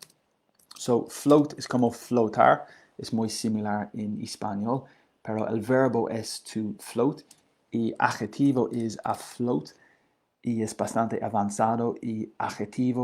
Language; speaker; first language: Spanish; non-native, learner; English